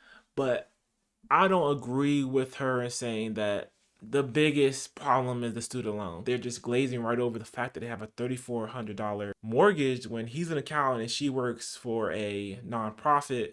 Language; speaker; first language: English; native; English